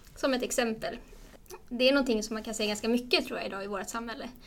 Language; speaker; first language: Swedish; native; Swedish